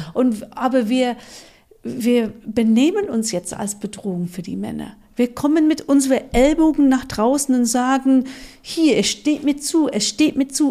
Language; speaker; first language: German; non-native, fluent; English